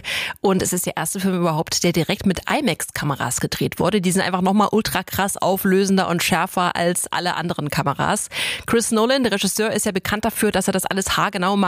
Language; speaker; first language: German; native; German